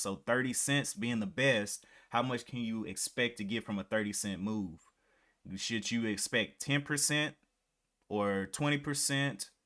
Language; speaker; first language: English; native; English